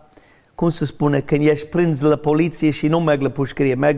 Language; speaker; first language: Romanian; non-native, fluent; English